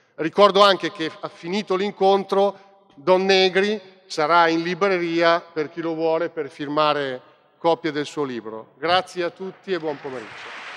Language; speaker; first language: Italian; native; Italian